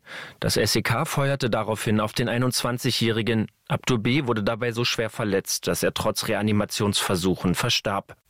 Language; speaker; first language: German; native; German